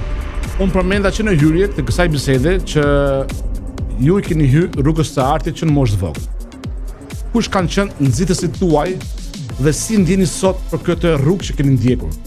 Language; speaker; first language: Albanian; native; Albanian